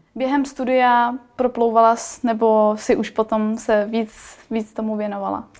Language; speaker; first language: Czech; native; Czech